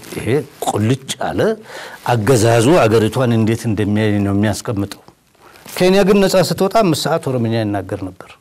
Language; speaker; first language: Amharic; non-native, local second language; Oromo